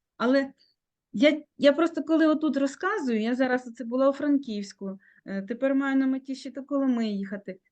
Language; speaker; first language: Ukrainian; native; Ukrainian